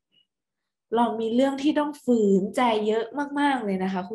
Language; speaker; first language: Thai; native; Thai